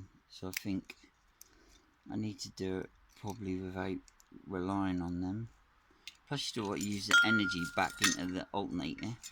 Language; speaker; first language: English; native; English